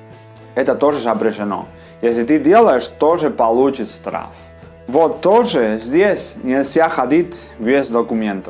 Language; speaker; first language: Russian; non-native, fluent; Spanish